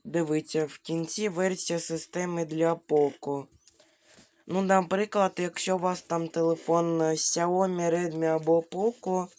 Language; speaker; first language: Ukrainian; non-native, local second language; Russian